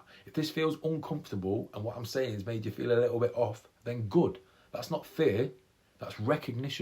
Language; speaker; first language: English; native; English